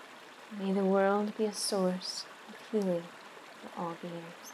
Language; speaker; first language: English; native; English